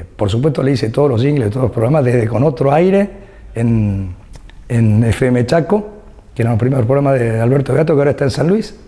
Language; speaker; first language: Spanish; native; Spanish